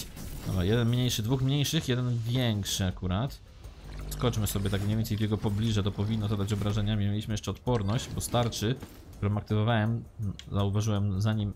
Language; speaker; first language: Polish; native; Polish